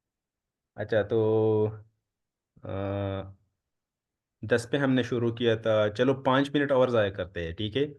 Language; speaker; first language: Hindi; non-native, local second language; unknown